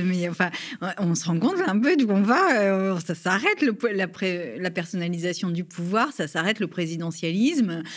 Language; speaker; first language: French; native; French